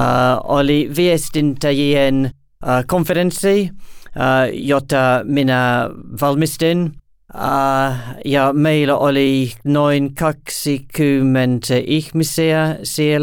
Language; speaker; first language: Finnish; non-native, learner; English